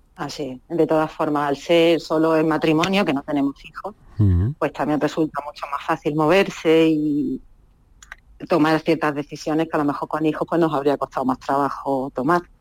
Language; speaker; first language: Spanish; native; Spanish